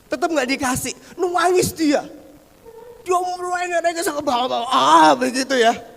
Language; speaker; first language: Indonesian; native; Indonesian